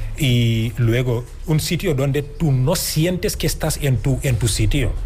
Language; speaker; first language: Spanish; non-native, fluent; Wolof